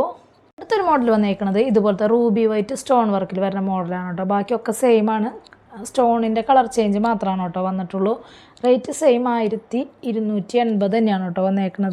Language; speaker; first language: Malayalam; native; Malayalam